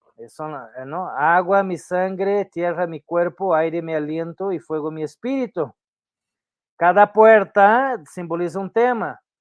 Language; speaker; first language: Spanish; non-native, fluent; Portuguese